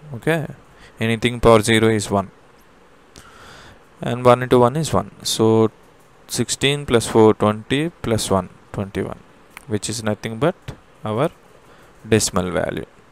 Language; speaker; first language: English; non-native, local second language; Telugu